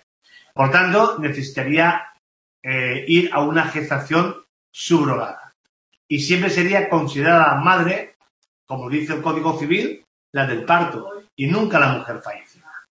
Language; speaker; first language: Spanish; native; Spanish